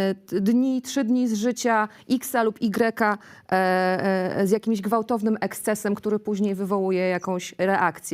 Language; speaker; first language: Polish; native; Polish